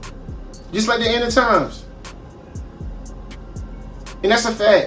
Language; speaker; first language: English; native; English